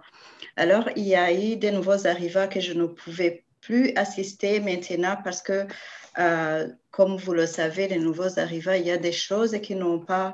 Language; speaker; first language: French; non-native, local second language; Rundi